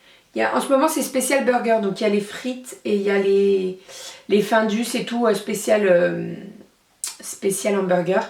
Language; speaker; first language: French; native; French